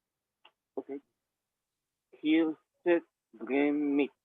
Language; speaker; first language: English; non-native, learner; Spanish